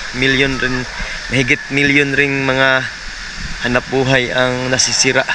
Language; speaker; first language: Filipino; non-native, local second language; Masbatenyo